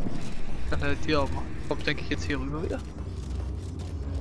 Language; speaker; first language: German; native; German